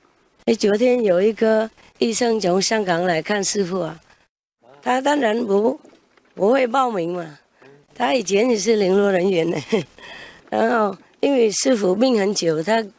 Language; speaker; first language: Chinese; non-native, fluent; Vietnamese